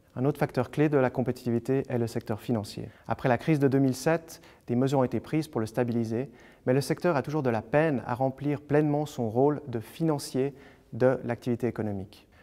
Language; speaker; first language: French; native; French